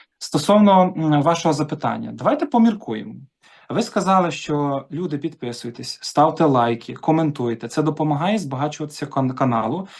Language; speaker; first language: Ukrainian; native; Ukrainian